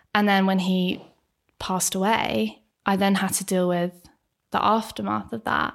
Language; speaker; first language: English; native; English